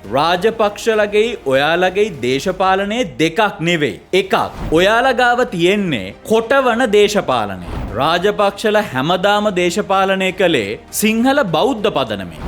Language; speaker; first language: Sinhala; native; Sinhala